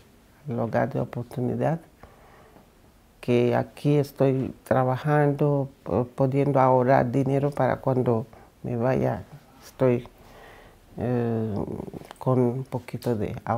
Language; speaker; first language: Spanish; non-native, fluent; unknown